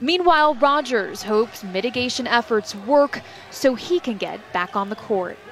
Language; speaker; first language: English; native; English